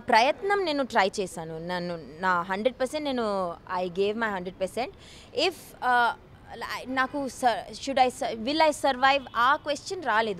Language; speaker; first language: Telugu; non-native, learner; Malayalam